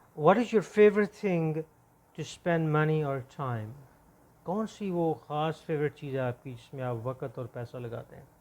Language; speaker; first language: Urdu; non-native, local second language; Punjabi